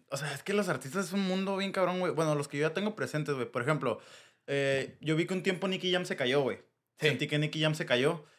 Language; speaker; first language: Spanish; native; Spanish